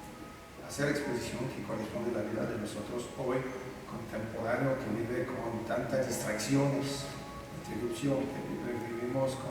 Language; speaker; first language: Spanish; non-native, fluent; French